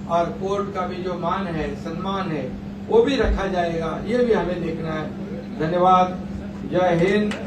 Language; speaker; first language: Hindi; non-native, local second language; Marathi